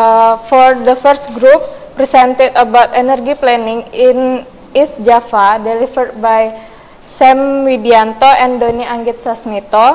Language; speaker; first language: English; non-native, learner; Indonesian